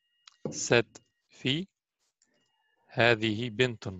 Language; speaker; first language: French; non-native, fluent; Arabic